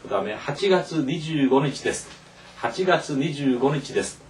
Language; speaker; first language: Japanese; non-native, fluent; Korean